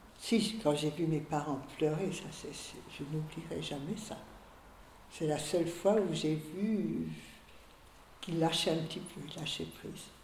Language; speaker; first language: French; early bilingual, other home language; Hungarian